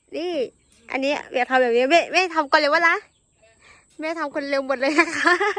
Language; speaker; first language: Thai; non-native, local second language; Shan